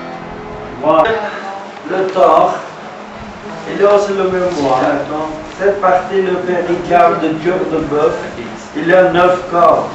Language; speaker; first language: French; non-native, learner; Uzbek